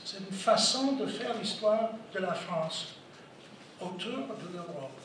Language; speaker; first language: French; non-native, fluent; English